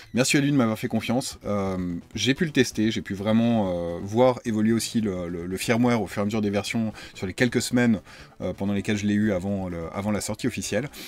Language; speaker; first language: French; native; French